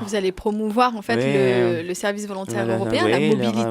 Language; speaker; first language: French; native; French